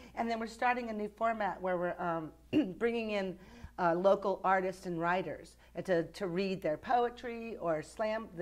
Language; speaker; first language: English; native; English